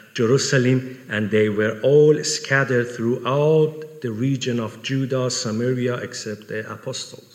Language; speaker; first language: English; non-native, fluent; Persian